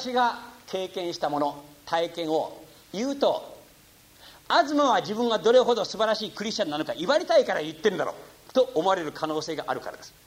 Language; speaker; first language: Japanese; non-native, fluent; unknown